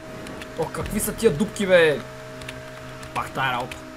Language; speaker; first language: Bulgarian; native; Bulgarian